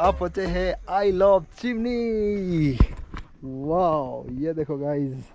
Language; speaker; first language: Hindi; non-native, local second language; Nepali